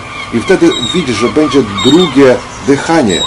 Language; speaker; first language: Polish; non-native, learner; Ukrainian